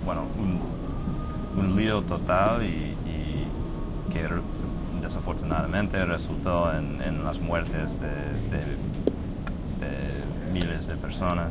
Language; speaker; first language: Spanish; non-native, fluent; English